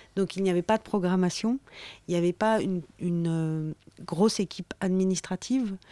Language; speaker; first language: French; native; French